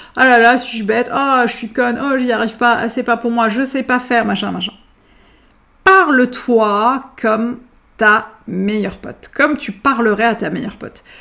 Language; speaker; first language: French; native; French